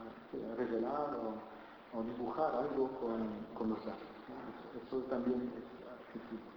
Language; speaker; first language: Spanish; non-native, fluent; French